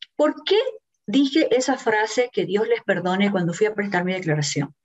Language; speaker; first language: Spanish; native; Spanish